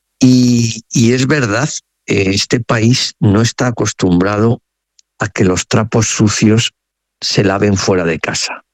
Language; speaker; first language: Spanish; native; Spanish